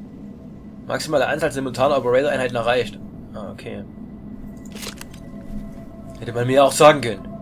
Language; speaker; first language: German; native; German